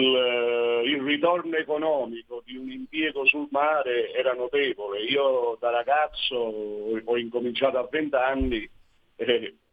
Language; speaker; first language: Italian; native; Italian